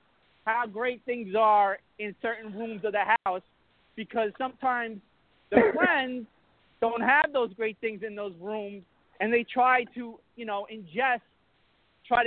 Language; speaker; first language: English; early bilingual, other home language; Italian